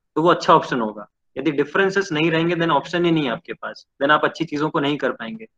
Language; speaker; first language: Hindi; non-native, local second language; Odia